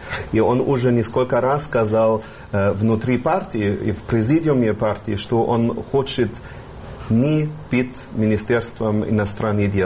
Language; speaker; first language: Russian; non-native, fluent; German